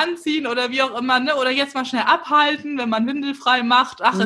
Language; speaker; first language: German; native; German